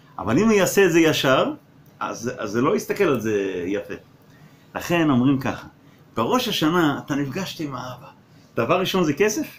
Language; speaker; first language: Hebrew; non-native, fluent; English